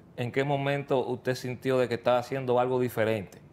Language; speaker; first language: Spanish; native; Spanish